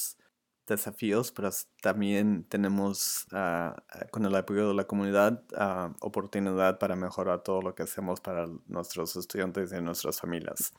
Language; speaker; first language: Spanish; early bilingual, other home language; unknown